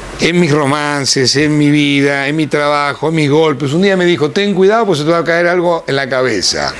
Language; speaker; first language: Spanish; native; Spanish